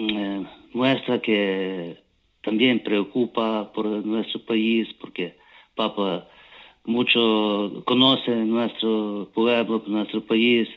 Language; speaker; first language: Spanish; non-native, learner; Ukrainian